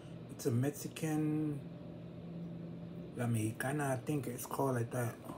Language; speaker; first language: English; early bilingual, other home language; Spanish